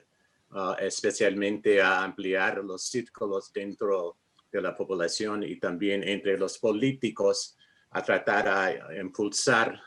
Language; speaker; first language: Spanish; non-native, fluent; English